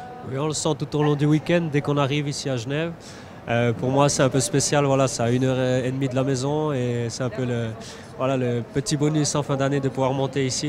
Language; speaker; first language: French; native; French